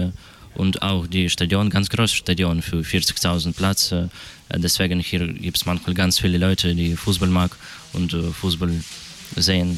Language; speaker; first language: German; non-native, learner; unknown